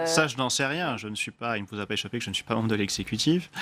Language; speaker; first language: French; native; French